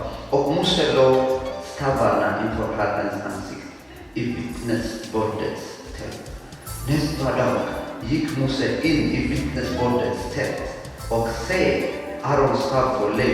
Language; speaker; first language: Swedish; non-native, fluent; Tigrinya